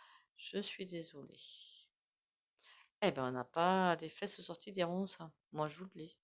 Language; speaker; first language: French; native; French